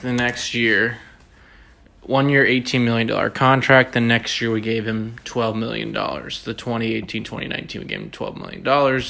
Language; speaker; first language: English; native; English